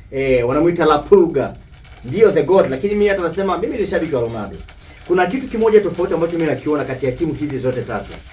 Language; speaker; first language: Swahili; native; Swahili